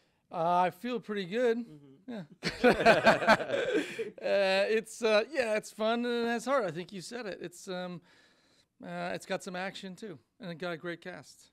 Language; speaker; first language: English; native; English